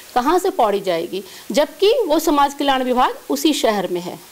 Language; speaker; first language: Hindi; native; Hindi